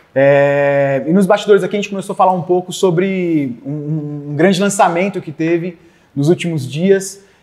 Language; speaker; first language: Portuguese; native; Portuguese